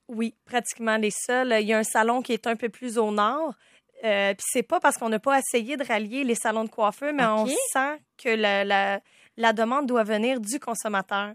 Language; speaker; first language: French; native; French